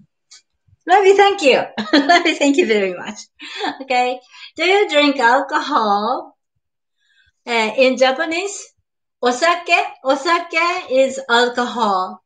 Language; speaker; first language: English; non-native, learner; Japanese